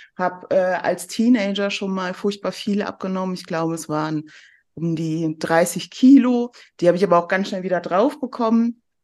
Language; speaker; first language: German; early bilingual, other home language; Persian